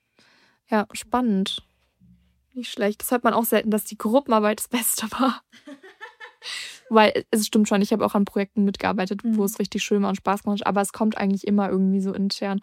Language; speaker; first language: German; native; German